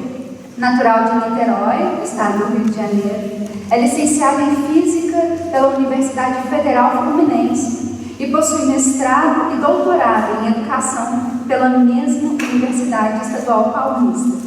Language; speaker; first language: Portuguese; native; Portuguese